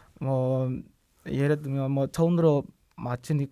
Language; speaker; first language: Korean; non-native, learner; Burmese